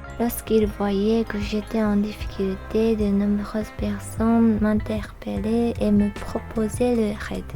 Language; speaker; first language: French; non-native, learner; Japanese